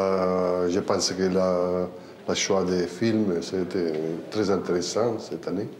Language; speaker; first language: French; non-native, fluent; Italian